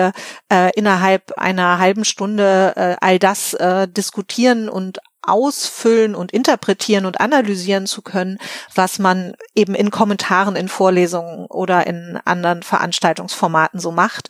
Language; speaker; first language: German; native; German